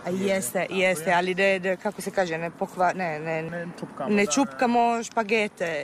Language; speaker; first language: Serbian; non-native, fluent; Italian